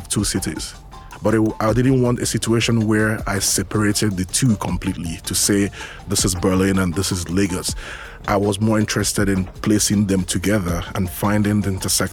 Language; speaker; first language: English; non-native, local second language; Igbo